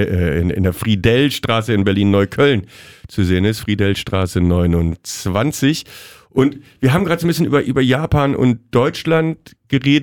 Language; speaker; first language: German; native; German